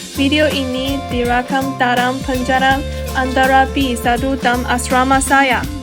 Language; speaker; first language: Malay; non-native, learner; Chinese